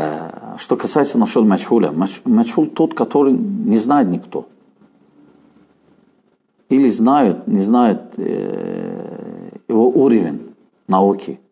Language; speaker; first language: Russian; non-native, fluent; Azerbaijani